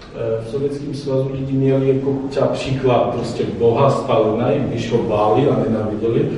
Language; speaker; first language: Czech; non-native, fluent; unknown